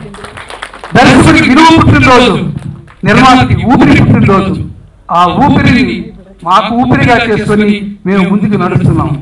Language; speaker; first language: Telugu; native; Telugu